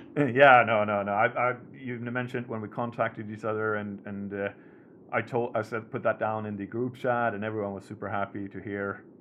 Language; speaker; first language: English; non-native, fluent; Swedish